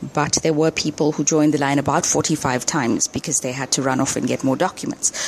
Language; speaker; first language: English; early bilingual, other home language; Hindi